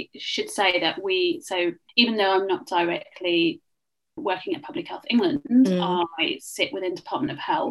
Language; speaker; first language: English; native; English